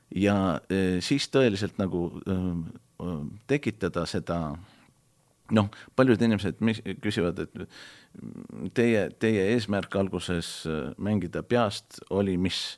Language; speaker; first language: Estonian; early bilingual, heritage; Estonian